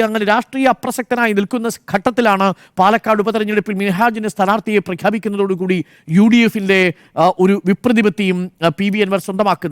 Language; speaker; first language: Malayalam; native; Malayalam